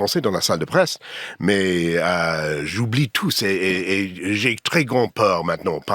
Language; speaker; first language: French; non-native, learner; English